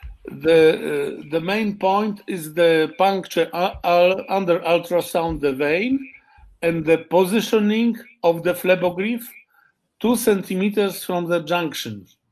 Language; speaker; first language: English; non-native, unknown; Polish